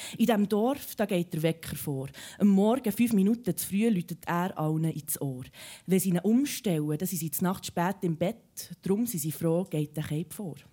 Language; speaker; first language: German; early bilingual, other home language; Serbian